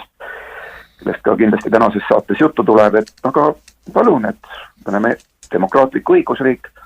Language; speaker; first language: Estonian; native; Estonian